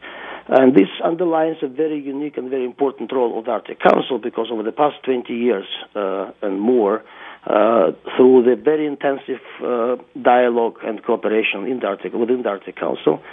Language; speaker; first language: English; non-native, fluent; Russian